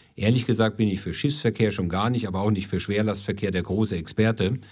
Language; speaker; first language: German; native; German